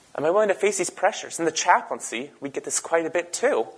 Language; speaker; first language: English; native; English